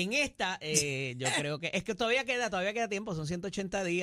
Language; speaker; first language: Spanish; native; Spanish